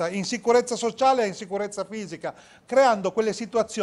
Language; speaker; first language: Italian; native; Italian